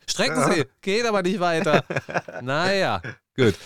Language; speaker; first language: German; native; German